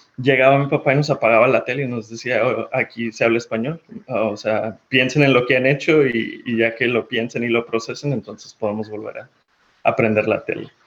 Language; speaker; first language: Spanish; early bilingual, heritage; Spanish